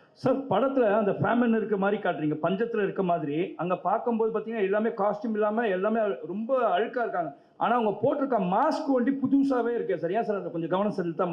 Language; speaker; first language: Tamil; native; Tamil